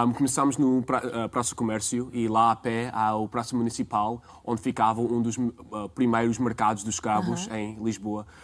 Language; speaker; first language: Portuguese; non-native, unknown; English